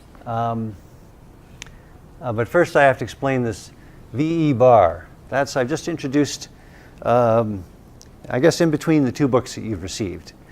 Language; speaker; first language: English; native; English